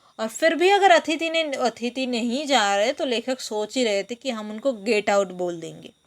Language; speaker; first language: Hindi; non-native, local second language; Bangla